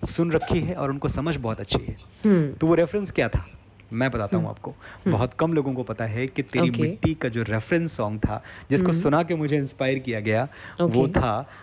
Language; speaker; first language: Hindi; native; Hindi